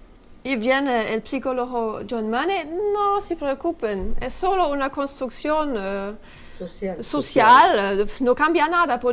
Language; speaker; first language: Spanish; non-native, learner; French